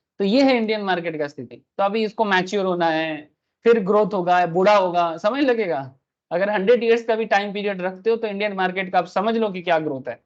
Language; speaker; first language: Hindi; non-native, local second language; Bangla